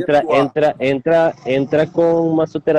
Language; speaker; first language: Portuguese; non-native, learner; Spanish